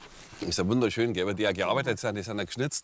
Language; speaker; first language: German; native; German